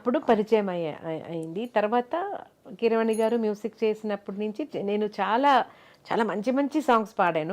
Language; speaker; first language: Telugu; non-native, local second language; Malayalam